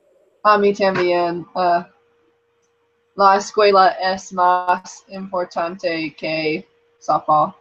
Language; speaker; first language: Spanish; non-native, learner; English